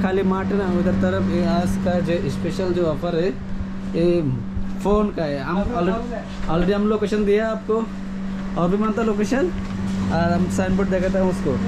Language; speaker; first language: Hindi; non-native, learner; Bangla